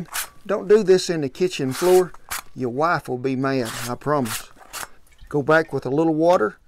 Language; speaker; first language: English; native; English